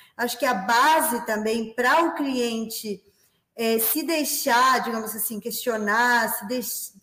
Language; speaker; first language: Portuguese; non-native, fluent; Spanish